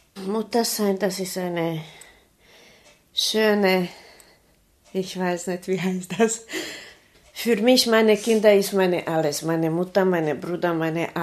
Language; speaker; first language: German; non-native, learner; Slovak